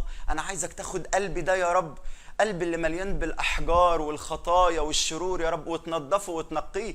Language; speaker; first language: Arabic; native; Arabic